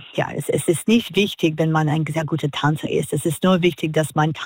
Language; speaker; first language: German; non-native, learner; English